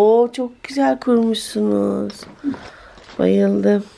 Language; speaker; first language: Turkish; native; Turkish